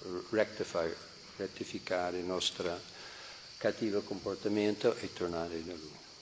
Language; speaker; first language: Italian; non-native, learner; English